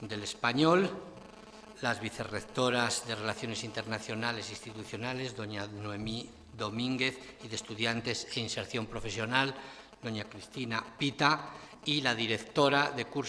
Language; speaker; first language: Spanish; native; Spanish